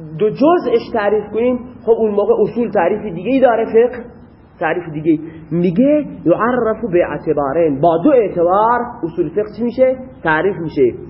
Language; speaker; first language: Persian; non-native, local second language; Baluchi